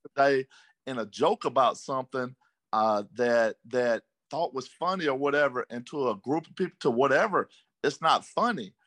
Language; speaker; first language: English; native; English